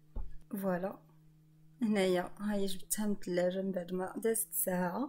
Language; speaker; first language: Arabic; native; Arabic